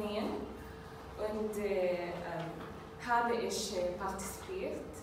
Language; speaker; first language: German; non-native, learner; Arabic